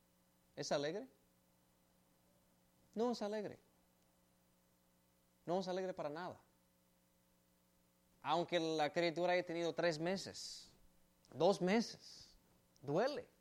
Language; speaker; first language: Spanish; native; Spanish